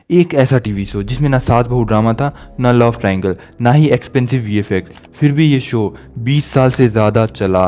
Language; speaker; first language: Hindi; non-native, local second language; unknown